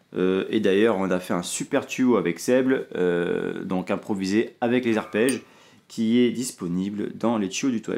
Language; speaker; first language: French; native; French